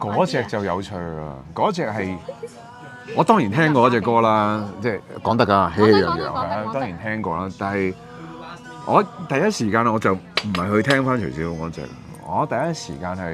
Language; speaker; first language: Cantonese; native; Cantonese